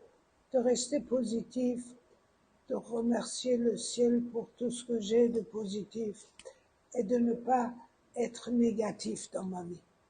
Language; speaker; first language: French; non-native, fluent; Persian